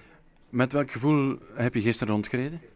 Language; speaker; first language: Dutch; native; Dutch